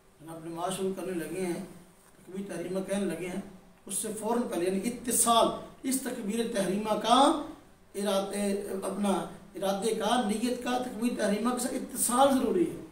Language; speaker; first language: Urdu; non-native, local second language; Punjabi